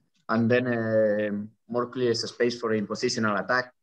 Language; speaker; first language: English; non-native, learner; Spanish